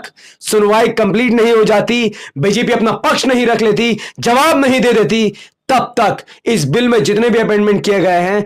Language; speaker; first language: Hindi; native; Hindi